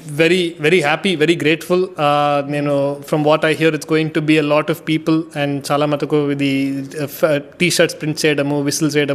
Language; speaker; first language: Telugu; early bilingual, heritage; Telugu